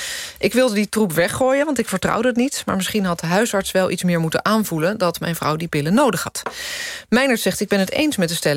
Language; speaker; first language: Dutch; native; Dutch